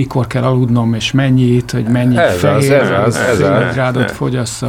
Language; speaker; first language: Hungarian; native; Hungarian